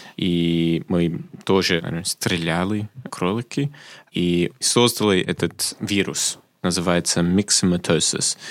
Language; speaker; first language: Russian; non-native, fluent; English